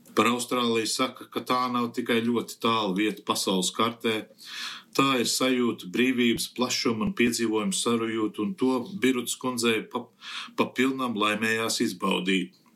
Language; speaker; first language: Latvian; early bilingual, heritage; Latvian